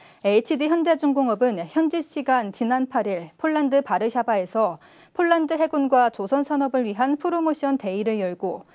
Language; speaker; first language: Korean; native; Korean